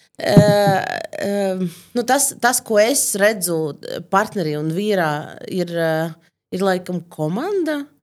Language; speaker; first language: Latvian; non-native, local second language; Russian